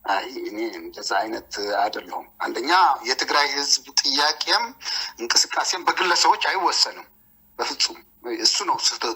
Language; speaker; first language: Amharic; non-native, local second language; Tigrinya